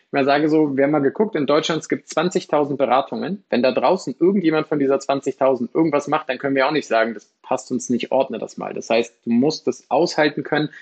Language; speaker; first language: German; native; German